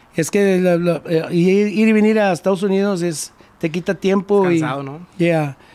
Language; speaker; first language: Spanish; early bilingual, heritage; Spanish